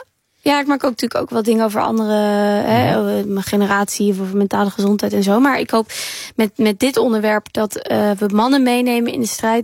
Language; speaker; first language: Dutch; native; Dutch